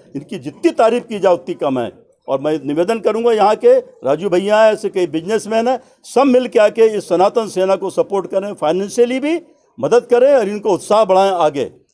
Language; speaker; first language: Hindi; native; Hindi